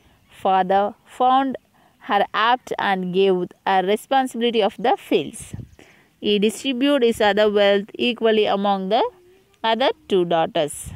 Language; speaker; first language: English; non-native, local second language; Tamil